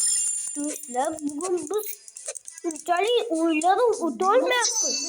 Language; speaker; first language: Turkish; non-native, learner; Uzbek